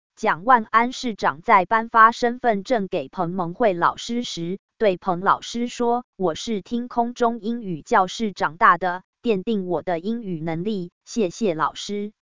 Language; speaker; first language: Chinese; native; Chinese